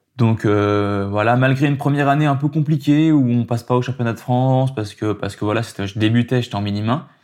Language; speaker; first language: French; native; French